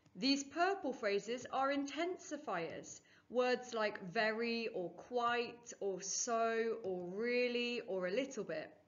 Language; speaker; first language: English; native; English